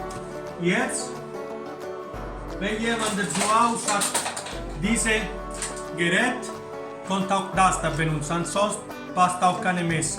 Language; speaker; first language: German; non-native, learner; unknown